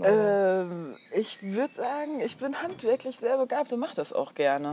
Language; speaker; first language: German; native; German